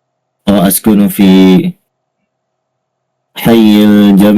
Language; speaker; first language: Arabic; non-native, learner; Indonesian